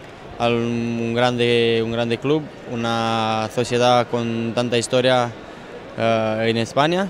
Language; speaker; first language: Spanish; non-native, fluent; Romanian